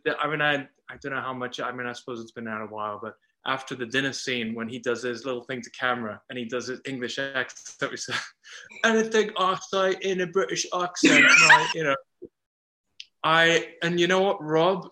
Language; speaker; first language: English; native; English